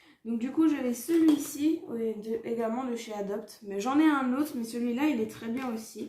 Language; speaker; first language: French; native; French